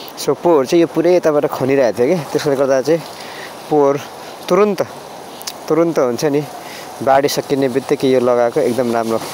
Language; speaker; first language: Nepali; native; Nepali